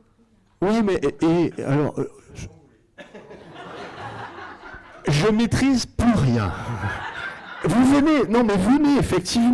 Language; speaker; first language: French; native; French